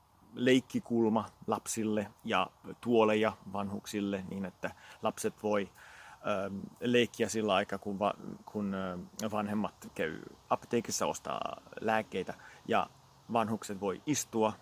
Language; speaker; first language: Finnish; non-native, fluent; Italian